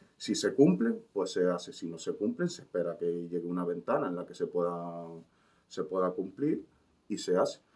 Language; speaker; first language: Spanish; native; Spanish